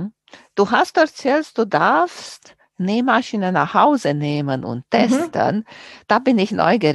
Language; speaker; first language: German; non-native, fluent; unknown